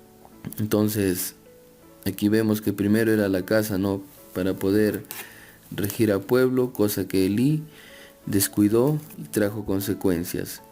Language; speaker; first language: Spanish; native; Spanish